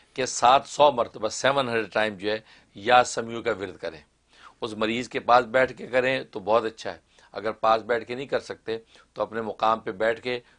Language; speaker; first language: Urdu; non-native, local second language; Kashmiri